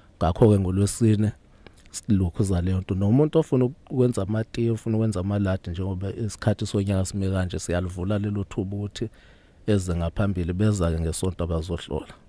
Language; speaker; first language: Zulu; native; Zulu